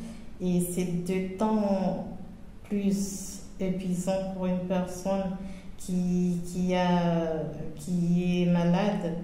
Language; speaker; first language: French; non-native, local second language; Comorian